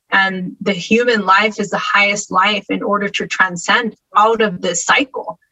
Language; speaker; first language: English; native; English